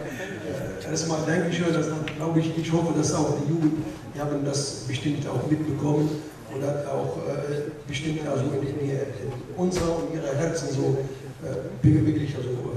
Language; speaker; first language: German; non-native, learner; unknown